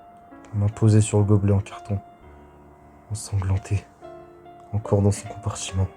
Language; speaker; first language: French; native; French